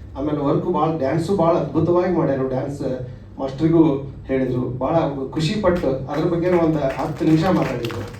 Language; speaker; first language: Kannada; native; Kannada